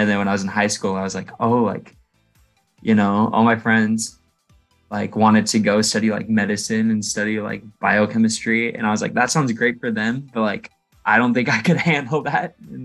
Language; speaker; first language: English; native; English